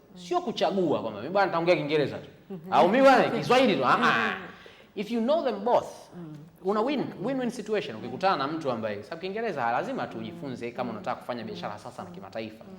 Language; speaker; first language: Swahili; native; Swahili